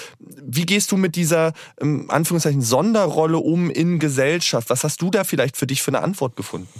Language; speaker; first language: German; native; German